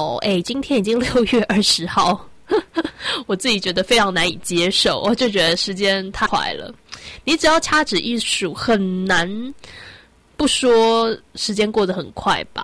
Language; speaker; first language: Chinese; native; Chinese